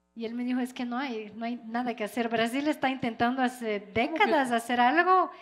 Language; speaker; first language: Spanish; non-native, fluent; French